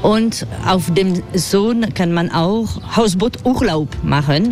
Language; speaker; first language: German; non-native, fluent; French